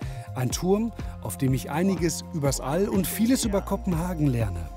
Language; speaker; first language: German; native; German